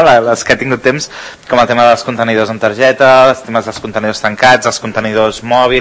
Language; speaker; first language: Catalan; native; Catalan